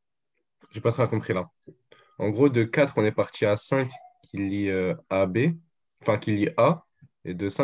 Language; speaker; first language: French; native; French